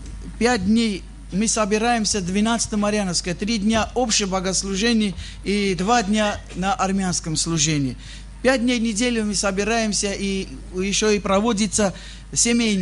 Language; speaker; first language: Russian; non-native, fluent; Armenian